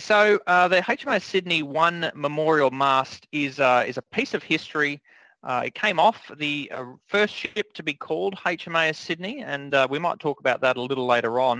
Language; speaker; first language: English; native; English